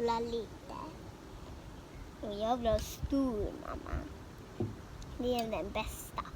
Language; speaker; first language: Swedish; early bilingual, other home language; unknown